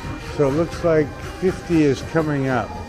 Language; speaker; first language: English; native; English